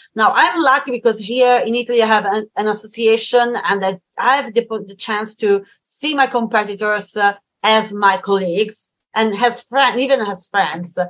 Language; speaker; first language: English; non-native, fluent; Italian